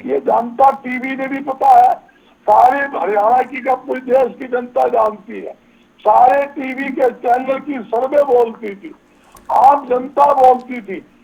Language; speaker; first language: Hindi; native; Hindi